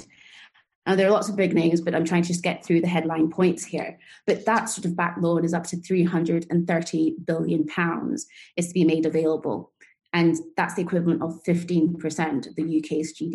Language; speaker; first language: English; native; English